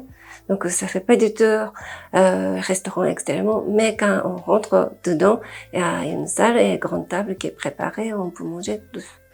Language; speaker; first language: French; non-native, fluent; Japanese